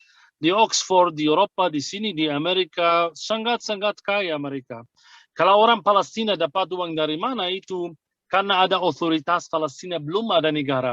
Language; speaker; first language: Indonesian; non-native, fluent; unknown